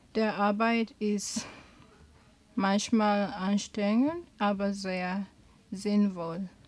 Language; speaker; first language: German; non-native, learner; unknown